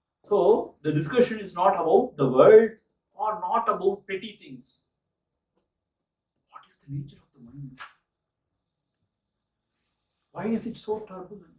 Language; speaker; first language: English; non-native, local second language; Tamil